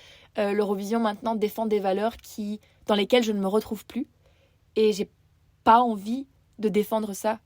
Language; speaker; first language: French; native; French